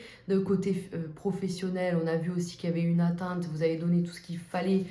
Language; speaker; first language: French; native; French